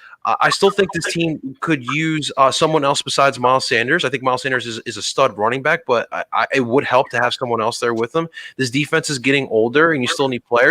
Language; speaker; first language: English; native; English